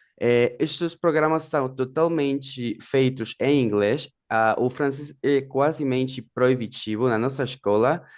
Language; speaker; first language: Portuguese; non-native, fluent; Spanish